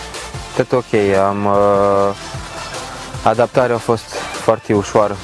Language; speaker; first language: Romanian; early bilingual, heritage; Romanian